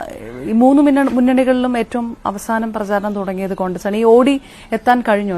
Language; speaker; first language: Malayalam; native; Malayalam